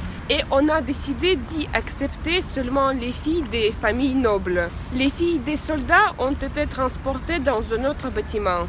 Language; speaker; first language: French; non-native, fluent; Russian